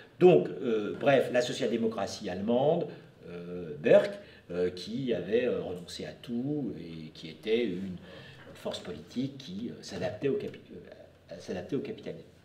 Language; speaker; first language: French; native; French